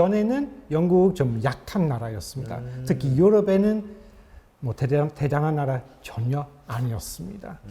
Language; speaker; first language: Korean; non-native, fluent; English